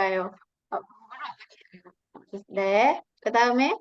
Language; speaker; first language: Korean; non-native, fluent; Indonesian